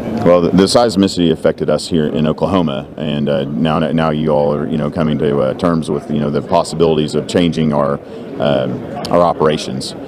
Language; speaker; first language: English; native; English